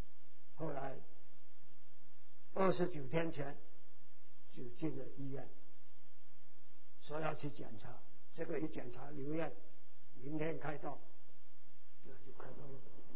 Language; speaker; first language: Chinese; native; Chinese